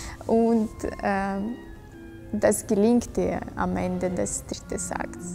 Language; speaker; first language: German; non-native, fluent; Russian